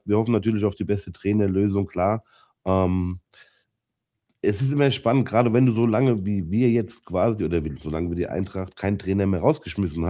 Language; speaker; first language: German; native; German